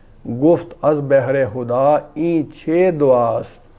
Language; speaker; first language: Persian; non-native, fluent; Urdu